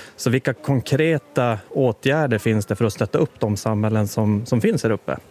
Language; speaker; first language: Swedish; native; Swedish